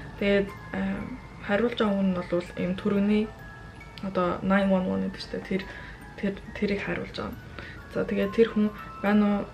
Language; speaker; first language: Mongolian; early bilingual, heritage; Mongolian